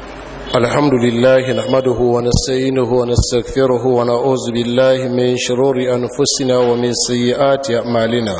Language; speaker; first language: Arabic; non-native, fluent; Hausa